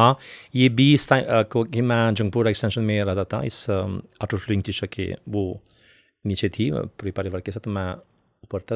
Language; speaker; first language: Hindi; non-native, fluent; French